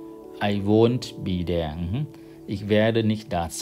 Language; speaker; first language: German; non-native, fluent; Thai